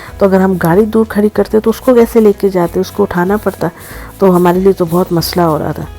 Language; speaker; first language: Urdu; native; Urdu